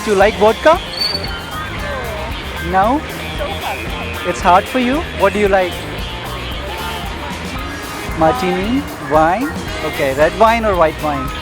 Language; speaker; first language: English; non-native, local second language; Hindi